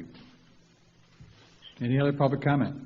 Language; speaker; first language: English; native; English